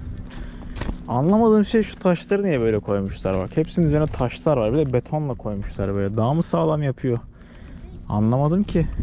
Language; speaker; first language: Turkish; native; Turkish